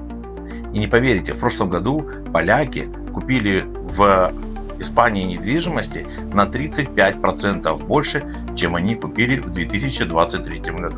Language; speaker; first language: Russian; native; Russian